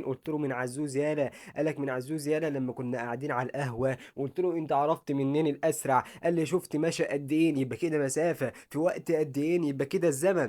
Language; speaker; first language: Arabic; native; Arabic